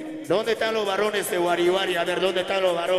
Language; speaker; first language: Spanish; native; Spanish